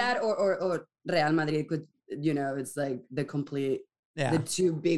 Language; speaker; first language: English; non-native, fluent; Spanish